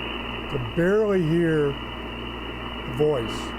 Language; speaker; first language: English; native; English